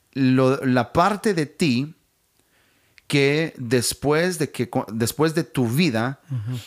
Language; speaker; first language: Spanish; non-native, fluent; English